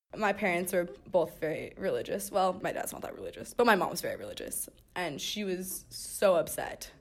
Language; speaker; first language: English; native; English